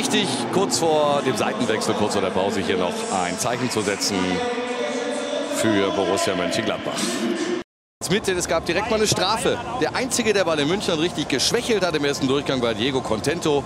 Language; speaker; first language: German; native; German